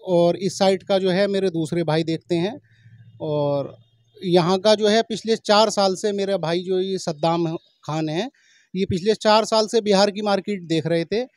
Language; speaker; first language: Hindi; native; Hindi